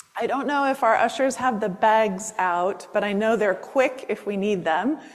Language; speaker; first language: English; native; English